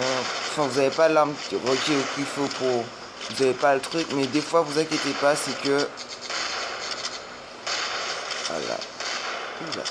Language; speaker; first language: French; native; French